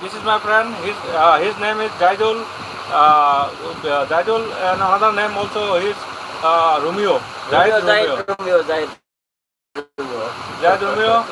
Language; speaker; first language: English; non-native, learner; Bangla